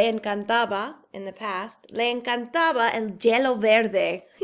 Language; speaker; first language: Spanish; non-native, fluent; English